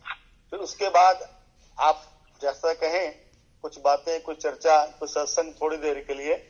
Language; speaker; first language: Hindi; native; Hindi